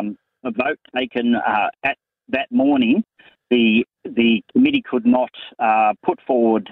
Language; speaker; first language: English; native; English